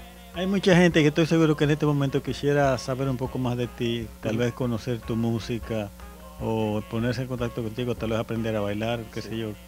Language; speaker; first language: Spanish; native; Spanish